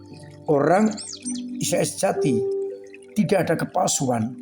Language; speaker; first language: Indonesian; non-native, local second language; Javanese